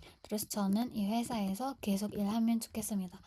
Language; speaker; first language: Korean; non-native, fluent; Indonesian